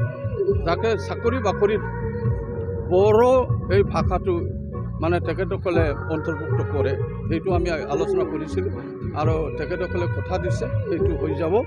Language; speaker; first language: Assamese; non-native, local second language; Bodo